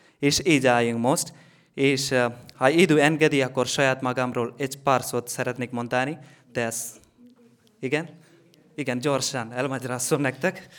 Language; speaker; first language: Hungarian; non-native, learner; Malayalam